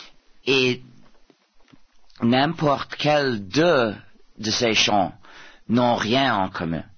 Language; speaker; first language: French; non-native, fluent; English